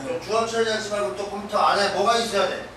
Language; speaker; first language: Korean; native; Korean